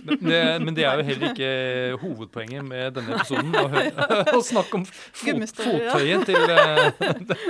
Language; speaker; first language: Norwegian; native; Norwegian